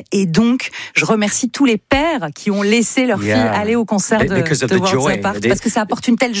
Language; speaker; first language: French; native; French